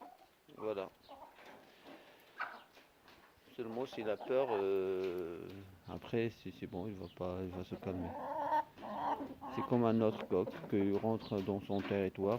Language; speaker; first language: French; non-native, fluent; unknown